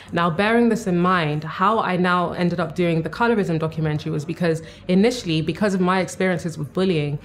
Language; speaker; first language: English; native; English